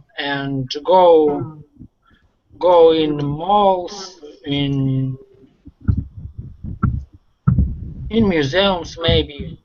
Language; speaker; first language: English; non-native, learner; Russian